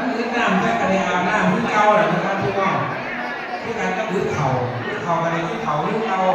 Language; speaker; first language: Thai; non-native, local second language; Northeastern Thai